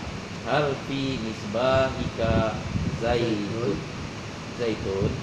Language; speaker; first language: Arabic; non-native, learner; Indonesian